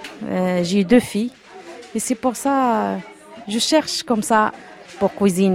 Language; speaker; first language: French; non-native, learner; Arabic